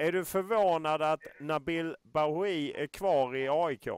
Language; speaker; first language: Swedish; native; Swedish